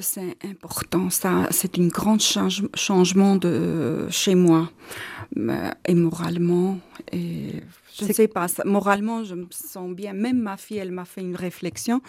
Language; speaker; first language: French; non-native, learner; Armenian